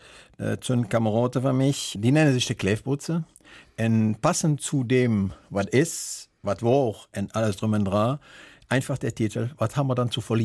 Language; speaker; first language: German; native; German